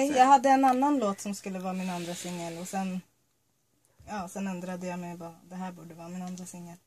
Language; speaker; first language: Swedish; early bilingual, other home language; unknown